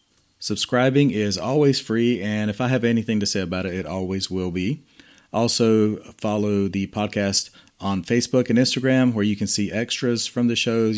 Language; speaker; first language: English; native; English